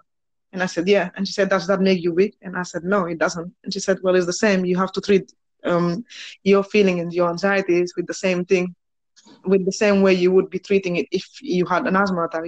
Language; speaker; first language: English; non-native, fluent; Spanish